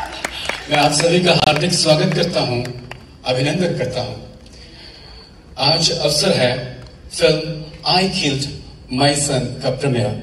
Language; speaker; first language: Hindi; non-native, local second language; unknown